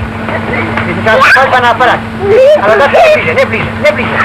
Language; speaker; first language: Bosnian; native; Bosnian